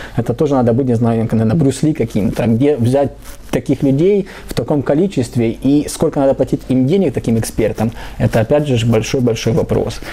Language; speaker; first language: Russian; native; Russian